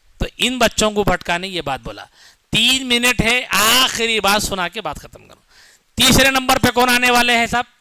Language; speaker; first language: Urdu; native; Urdu